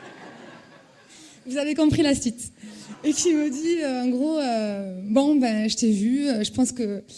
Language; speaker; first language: French; native; French